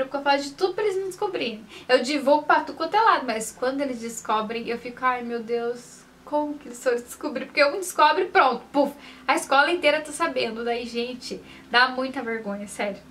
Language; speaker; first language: Portuguese; native; Portuguese